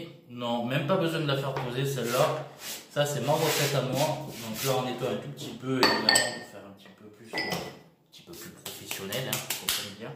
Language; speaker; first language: French; native; French